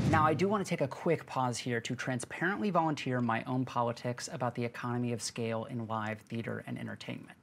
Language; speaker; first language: English; native; English